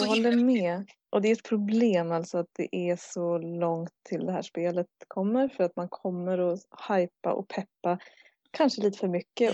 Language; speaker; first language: Swedish; native; Swedish